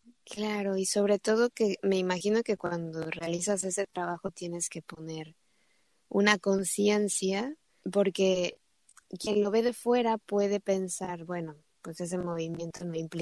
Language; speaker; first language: Spanish; native; Spanish